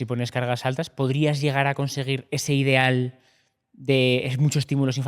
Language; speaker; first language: Spanish; native; Spanish